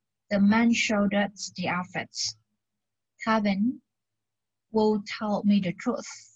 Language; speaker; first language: English; non-native, fluent; Vietnamese